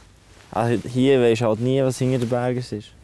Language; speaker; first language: German; non-native, fluent; Latvian